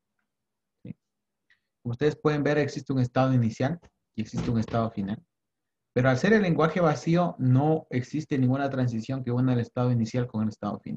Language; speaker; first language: Spanish; native; Spanish